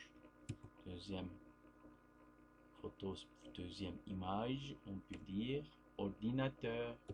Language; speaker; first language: French; non-native, fluent; Turkish